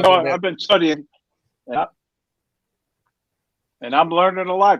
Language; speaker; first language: English; native; English